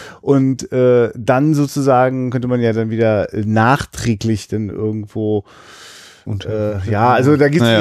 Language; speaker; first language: German; native; German